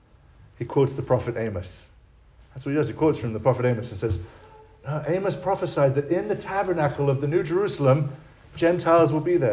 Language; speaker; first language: English; native; English